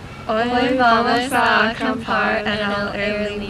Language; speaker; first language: Spanish; non-native, learner; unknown